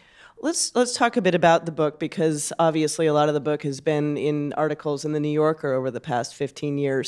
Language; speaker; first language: English; native; English